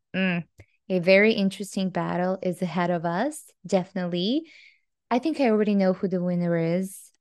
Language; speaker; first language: English; non-native, fluent; Croatian